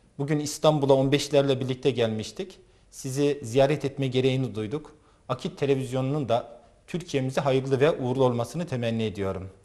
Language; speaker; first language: Turkish; native; Turkish